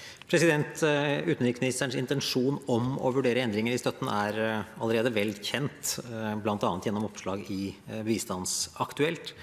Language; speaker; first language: Norwegian; native; Norwegian